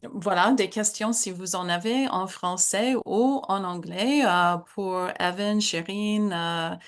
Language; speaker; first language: French; non-native, fluent; English